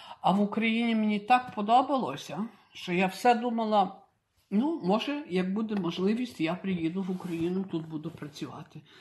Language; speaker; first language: Ukrainian; early bilingual, heritage; Ukrainian